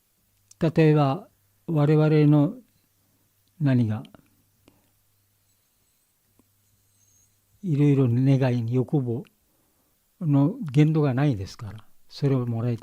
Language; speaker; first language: Japanese; non-native, learner; Bangla